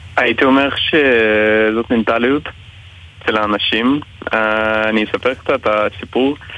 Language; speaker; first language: Hebrew; non-native, fluent; Russian